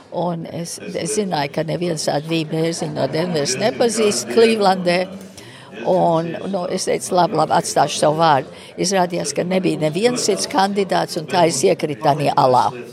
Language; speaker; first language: Latvian; early bilingual, heritage; Latvian